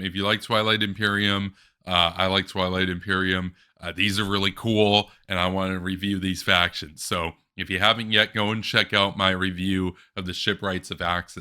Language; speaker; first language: English; native; English